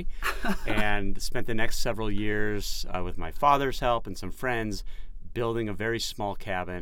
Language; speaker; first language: English; native; English